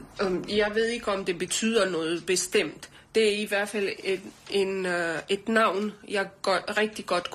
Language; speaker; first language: Danish; non-native, learner; Romanian